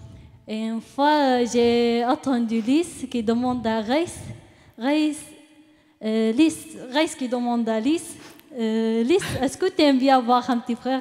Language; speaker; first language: French; non-native, learner; Arabic